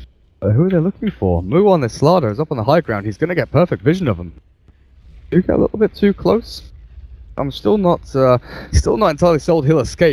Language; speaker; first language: English; native; English